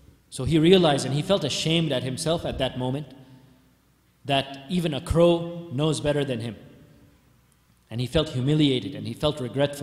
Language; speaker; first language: English; native; English